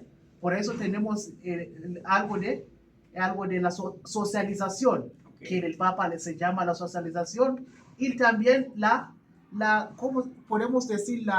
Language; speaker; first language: Spanish; non-native, learner; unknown